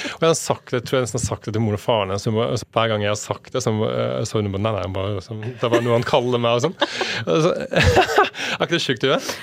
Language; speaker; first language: Norwegian; native; Norwegian